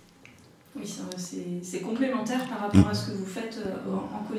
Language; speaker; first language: French; native; French